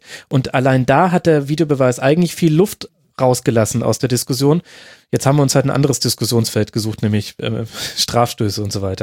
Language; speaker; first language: German; native; German